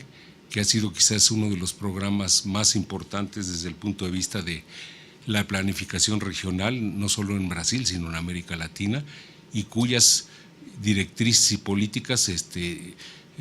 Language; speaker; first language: Spanish; native; Spanish